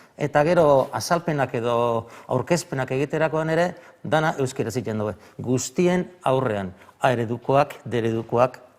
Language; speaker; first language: Basque; native; Basque